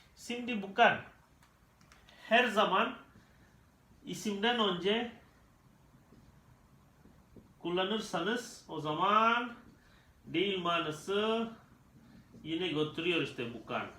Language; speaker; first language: Turkish; non-native, learner; Indonesian